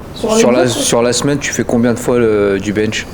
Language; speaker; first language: French; native; French